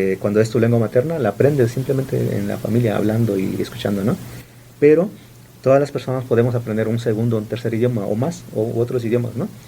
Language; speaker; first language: Spanish; non-native, local second language; Zapotec